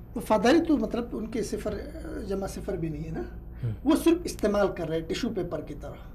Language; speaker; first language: Urdu; non-native, local second language; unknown